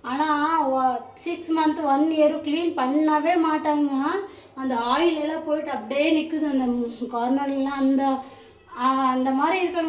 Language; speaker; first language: Tamil; non-native, local second language; Kannada